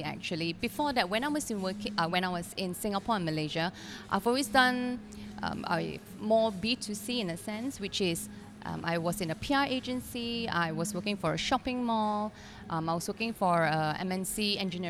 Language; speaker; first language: English; non-native, local second language; Cantonese